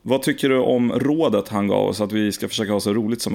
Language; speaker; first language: Swedish; native; Swedish